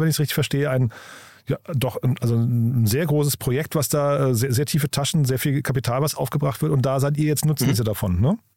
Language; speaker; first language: German; native; German